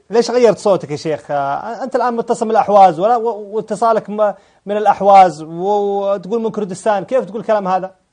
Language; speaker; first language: Arabic; native; Arabic